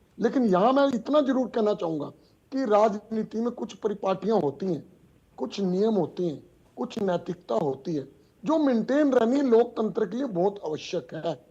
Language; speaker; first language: Hindi; native; Hindi